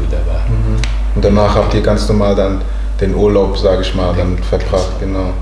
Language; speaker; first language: German; early bilingual, other home language; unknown